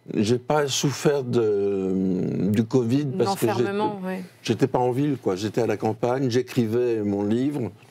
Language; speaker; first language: French; native; French